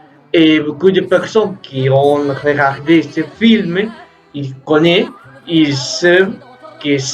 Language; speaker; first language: French; non-native, learner; Spanish